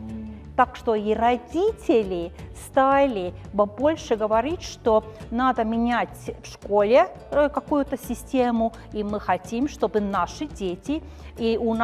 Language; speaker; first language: Russian; non-native, fluent; Estonian